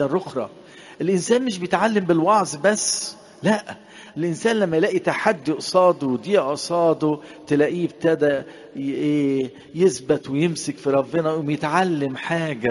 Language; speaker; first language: Arabic; native; Arabic